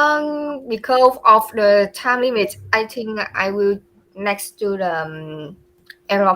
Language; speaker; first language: English; non-native, learner; Vietnamese